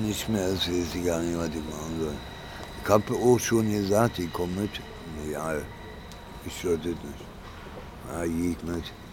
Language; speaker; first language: German; early bilingual, other home language; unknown